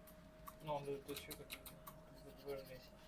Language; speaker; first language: French; non-native, learner; Chinese